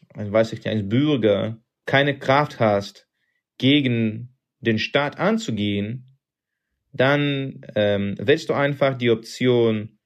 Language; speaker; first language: German; non-native, fluent; Russian